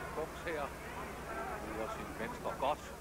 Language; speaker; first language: Danish; native; Danish